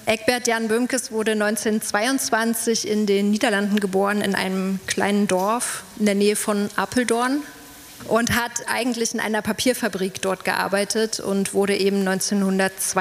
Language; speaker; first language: German; native; German